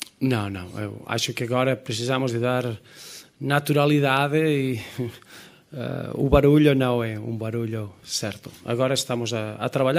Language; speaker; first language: Portuguese; non-native, fluent; Spanish